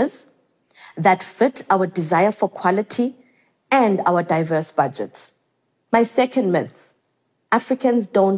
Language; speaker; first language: English; non-native, local second language; Xhosa